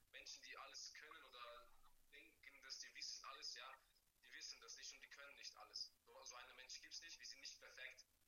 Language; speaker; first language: German; non-native, fluent; Bulgarian